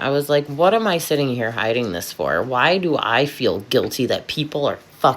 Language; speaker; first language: English; native; English